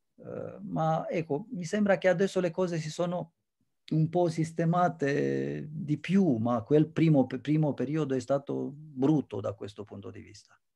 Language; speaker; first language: Italian; non-native, fluent; Romanian